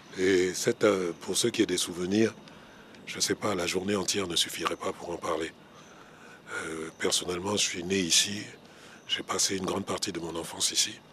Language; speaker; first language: French; non-native, local second language; Baoulé